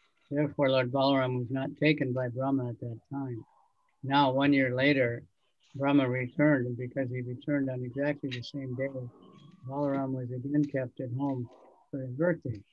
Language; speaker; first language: English; native; English